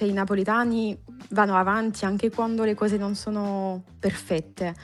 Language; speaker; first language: Italian; non-native, fluent; French